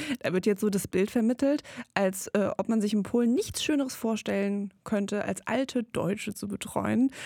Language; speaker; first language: German; native; German